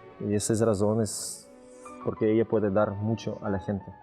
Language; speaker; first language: Spanish; non-native, learner; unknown